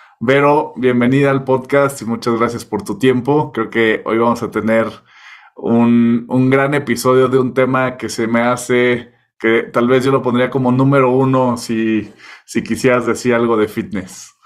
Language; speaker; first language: Spanish; native; Spanish